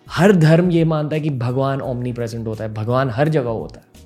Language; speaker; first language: Hindi; non-native, local second language; English